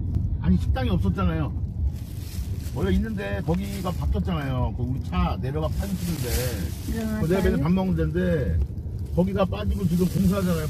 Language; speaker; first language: Korean; non-native, learner; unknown